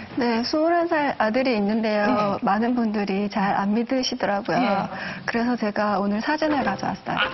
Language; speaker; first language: Korean; native; Korean